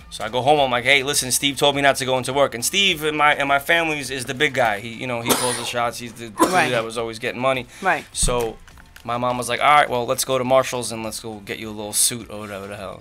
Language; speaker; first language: English; native; English